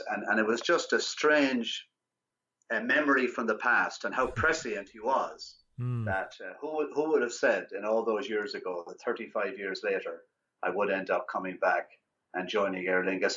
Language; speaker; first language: English; native; English